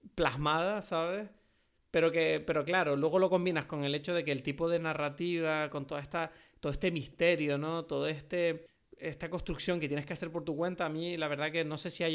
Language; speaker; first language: Spanish; non-native, fluent; French